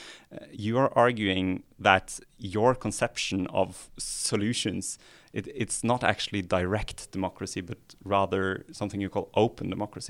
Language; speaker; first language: English; non-native, fluent; Norwegian